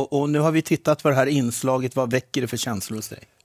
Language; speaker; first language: Swedish; native; Swedish